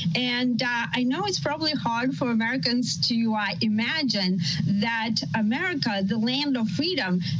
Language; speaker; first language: English; non-native, fluent; Russian